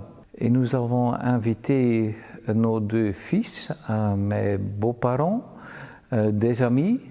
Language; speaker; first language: French; non-native, local second language; Dutch